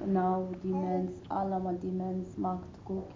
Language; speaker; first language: Dutch; non-native, learner; Arabic